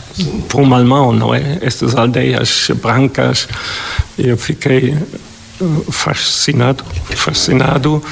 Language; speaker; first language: Portuguese; non-native, fluent; German